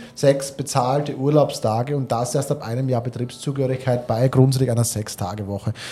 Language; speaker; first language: German; native; German